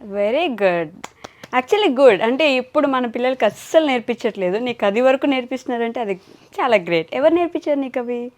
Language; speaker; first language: Telugu; native; Telugu